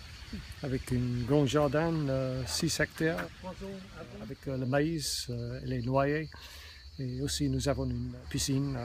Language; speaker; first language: French; non-native, learner; English